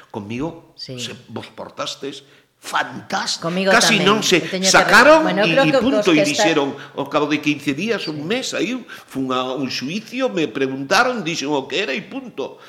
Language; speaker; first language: Galician; native; Galician